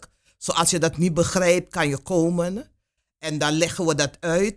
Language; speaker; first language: Dutch; non-native, local second language; Papiamento